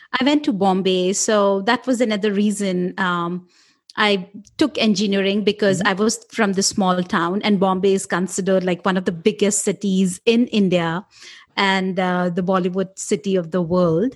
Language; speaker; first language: English; non-native, local second language; Hindi